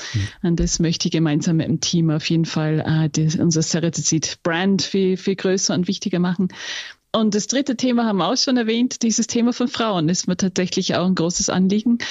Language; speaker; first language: German; non-native, fluent; English